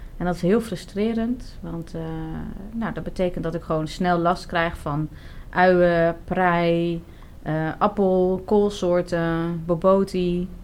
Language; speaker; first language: Dutch; native; Dutch